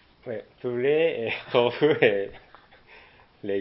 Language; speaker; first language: French; non-native, learner; Japanese